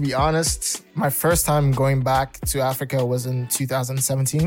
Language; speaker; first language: English; non-native, local second language; Shona